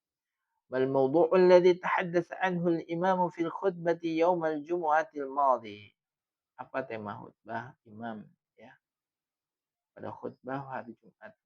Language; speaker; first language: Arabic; non-native, fluent; Indonesian